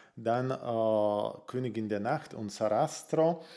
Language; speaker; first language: German; non-native, fluent; Slovak